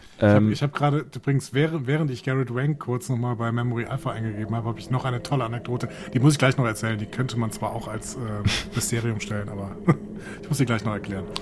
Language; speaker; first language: German; native; German